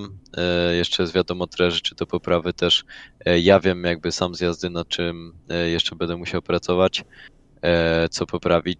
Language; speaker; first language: Polish; native; Polish